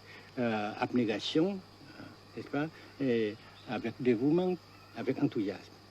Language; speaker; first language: French; non-native, local second language; Vietnamese